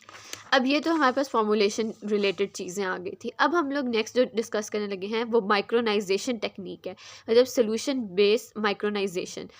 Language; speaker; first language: Hindi; native; Hindi